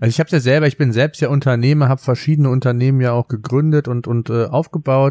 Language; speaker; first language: German; native; German